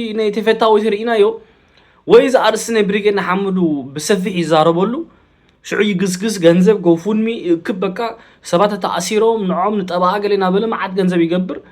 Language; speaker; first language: Tigrinya; early bilingual, heritage; Tigrinya